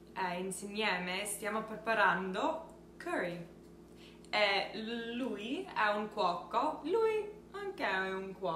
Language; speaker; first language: Italian; non-native, learner; English